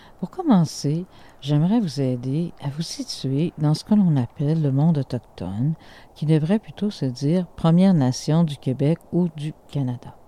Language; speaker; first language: French; native; French